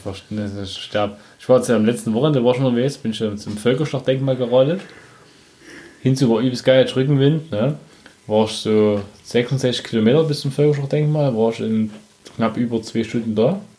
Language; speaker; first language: German; native; German